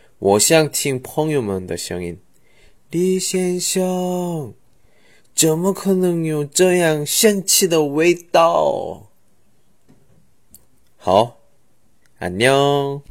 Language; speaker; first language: Chinese; non-native, fluent; Korean